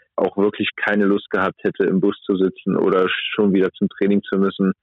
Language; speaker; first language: German; native; German